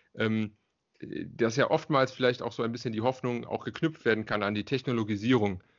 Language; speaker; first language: German; native; German